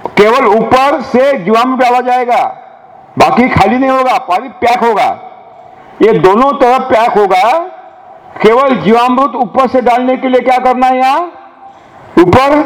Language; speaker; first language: Hindi; non-native, local second language; Marathi